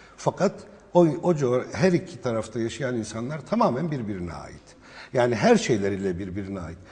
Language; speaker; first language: Turkish; non-native, local second language; Arabic